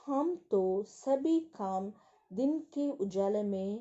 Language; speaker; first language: Hindi; non-native, local second language; Telugu